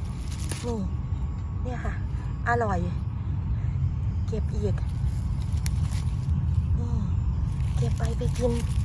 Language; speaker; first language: Thai; native; Thai